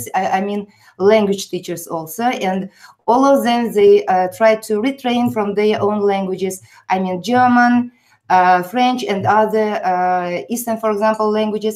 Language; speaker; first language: English; non-native, fluent; Uzbek